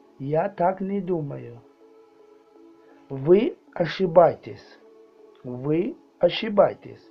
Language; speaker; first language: Russian; non-native, learner; Tajik